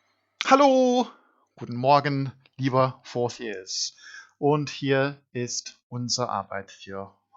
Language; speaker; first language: German; non-native, fluent; English